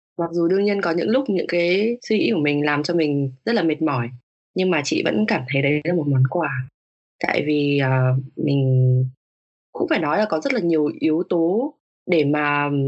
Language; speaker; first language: Vietnamese; native; Vietnamese